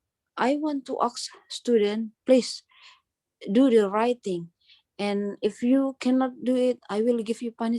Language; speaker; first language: English; non-native, learner; Indonesian